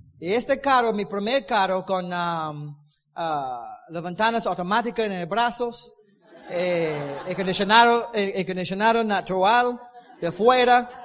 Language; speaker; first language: Spanish; non-native, learner; English